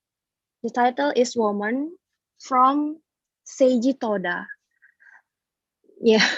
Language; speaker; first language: English; non-native, learner; Indonesian